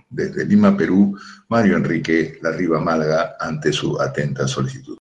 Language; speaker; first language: Spanish; native; Spanish